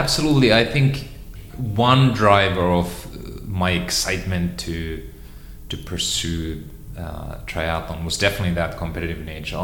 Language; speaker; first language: English; non-native, fluent; Finnish